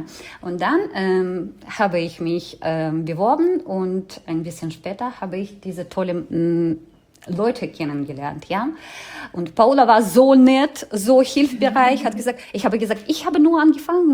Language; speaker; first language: German; non-native, fluent; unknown